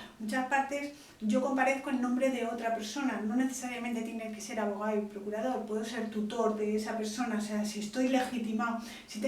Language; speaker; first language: Spanish; native; Spanish